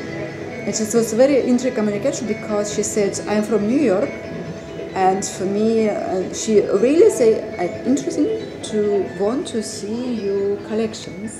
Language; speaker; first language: English; non-native, learner; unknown